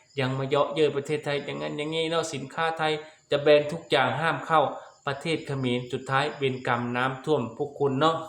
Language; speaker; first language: Thai; non-native, local second language; Lao